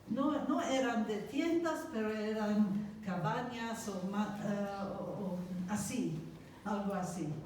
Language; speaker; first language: Spanish; non-native, fluent; English